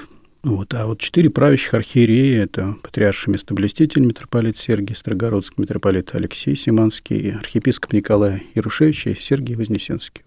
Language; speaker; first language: Russian; native; Russian